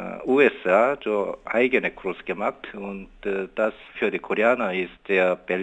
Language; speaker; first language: German; non-native, learner; Korean